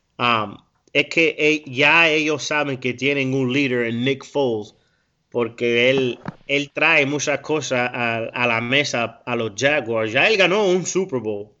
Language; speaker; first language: Spanish; early bilingual, heritage; Spanish